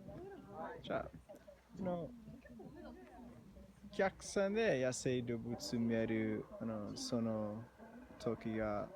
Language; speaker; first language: Japanese; non-native, learner; English